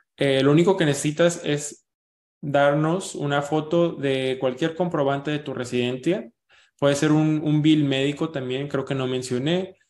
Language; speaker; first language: Spanish; early bilingual, heritage; Spanish